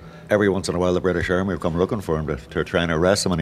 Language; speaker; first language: English; native; English